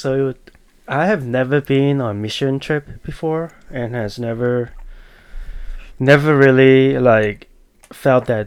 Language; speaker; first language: English; non-native, local second language; Chinese